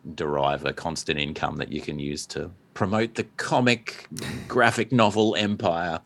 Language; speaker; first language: English; native; English